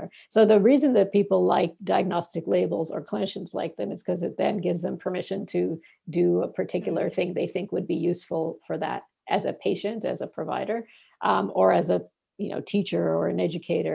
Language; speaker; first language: English; non-native, local second language; Bangla